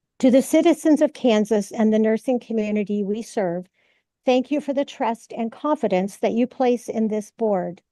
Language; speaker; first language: English; native; English